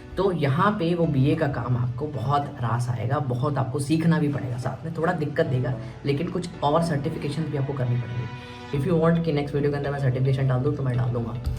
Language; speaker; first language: Hindi; native; Hindi